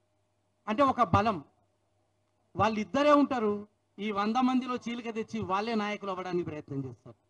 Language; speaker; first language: Telugu; native; Telugu